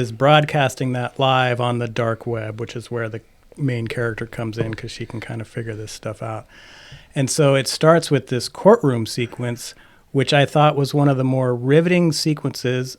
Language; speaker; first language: English; native; English